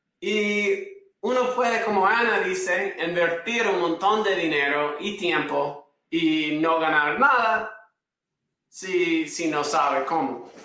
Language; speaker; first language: Spanish; non-native, fluent; English